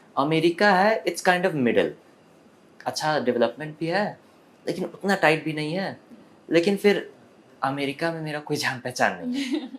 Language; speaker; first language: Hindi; early bilingual, other home language; Korean